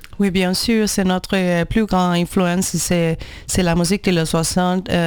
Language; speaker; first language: French; non-native, learner; Portuguese